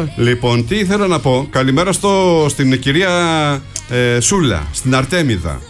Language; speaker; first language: Greek; native; Greek